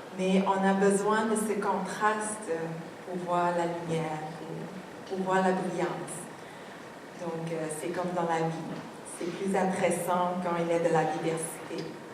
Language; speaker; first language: French; non-native, fluent; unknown